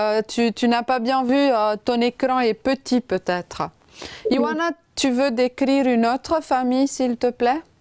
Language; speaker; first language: French; non-native, fluent; Romanian